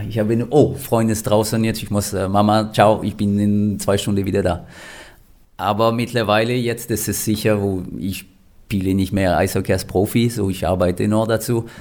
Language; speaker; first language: German; non-native, fluent; French